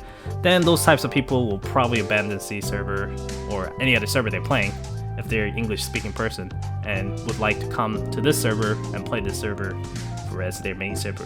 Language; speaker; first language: English; non-native, fluent; Korean